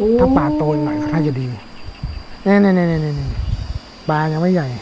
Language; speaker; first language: Thai; native; Thai